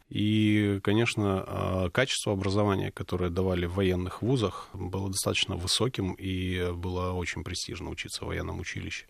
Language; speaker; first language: Russian; native; Russian